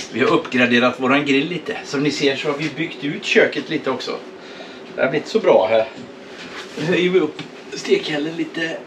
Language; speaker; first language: Swedish; native; Swedish